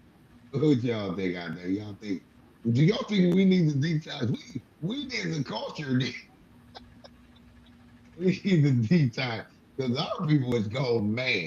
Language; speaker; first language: English; native; English